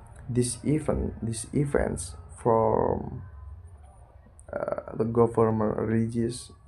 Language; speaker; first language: English; non-native, learner; Indonesian